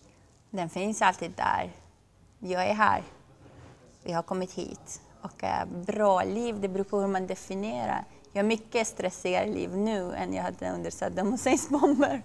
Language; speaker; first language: Swedish; non-native, fluent; Persian